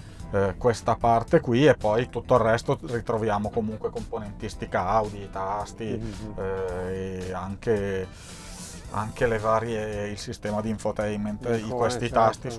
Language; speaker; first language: Italian; native; Italian